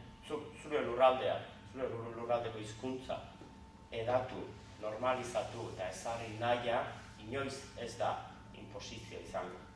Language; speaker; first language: Basque; native; Basque